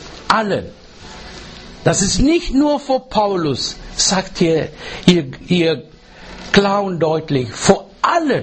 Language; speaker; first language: German; non-native, learner; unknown